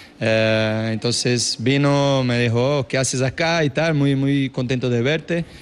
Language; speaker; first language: Spanish; non-native, fluent; Kabuverdianu